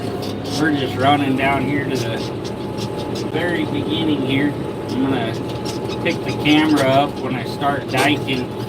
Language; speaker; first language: English; native; English